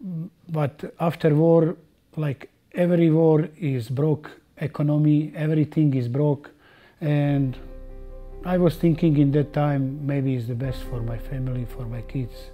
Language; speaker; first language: English; non-native, learner; Croatian